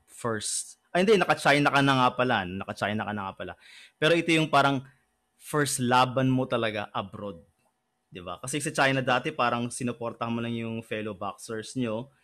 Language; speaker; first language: Filipino; native; Filipino